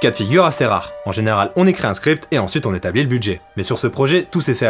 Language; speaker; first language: French; native; French